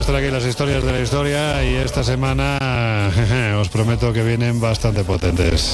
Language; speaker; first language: Spanish; native; Spanish